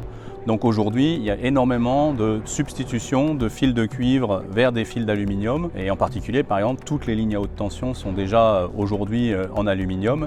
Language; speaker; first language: French; native; French